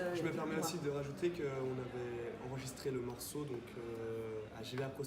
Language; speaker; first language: French; native; French